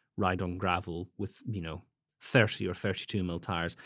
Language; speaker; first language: English; native; English